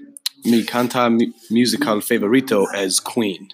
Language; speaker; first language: Spanish; non-native, learner; English